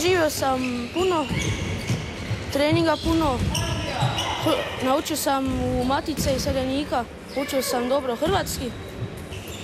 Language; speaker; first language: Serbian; early bilingual, heritage; English